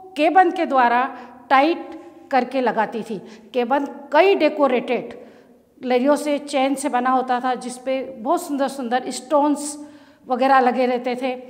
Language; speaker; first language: Hindi; native; Hindi